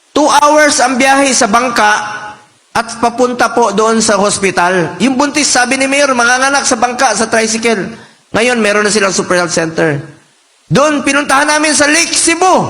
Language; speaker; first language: Filipino; non-native, local second language; Cebuano